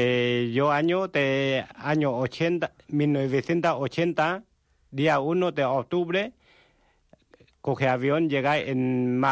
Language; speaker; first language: Spanish; non-native, learner; Vietnamese